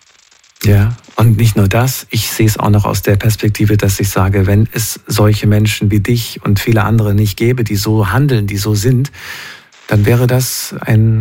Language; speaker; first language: German; native; German